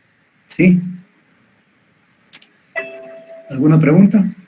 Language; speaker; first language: Spanish; native; Spanish